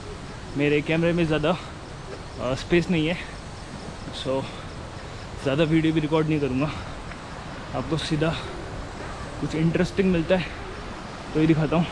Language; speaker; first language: Hindi; native; Hindi